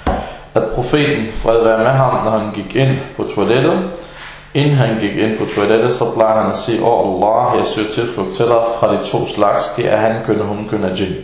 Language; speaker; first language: Danish; early bilingual, other home language; Arabic